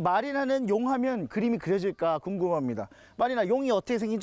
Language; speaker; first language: Korean; native; Korean